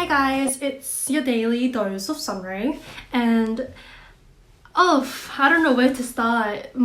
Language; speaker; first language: English; non-native, fluent; Korean